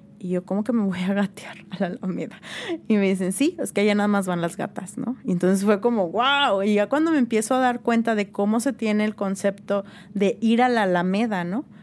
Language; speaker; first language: Spanish; native; Spanish